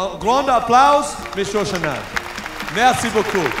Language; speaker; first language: French; non-native, learner; English